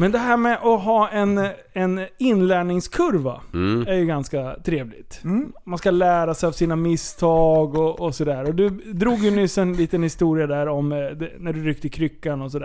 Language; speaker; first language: Swedish; native; Swedish